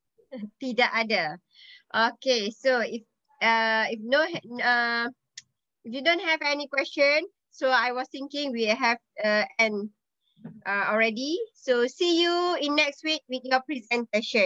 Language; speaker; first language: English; non-native, local second language; Malay